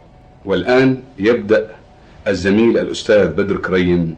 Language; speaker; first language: Arabic; native; Arabic